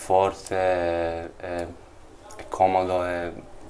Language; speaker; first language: Italian; non-native, learner; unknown